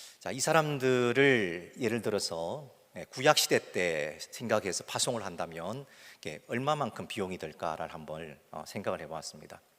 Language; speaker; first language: Korean; native; Korean